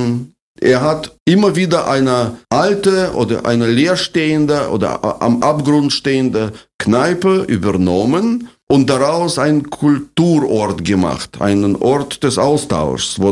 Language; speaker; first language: German; non-native, fluent; Russian